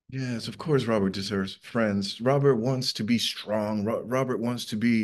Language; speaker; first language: English; non-native, fluent; Spanish